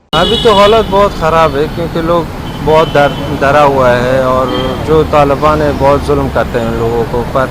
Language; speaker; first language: Hindi; non-native, learner; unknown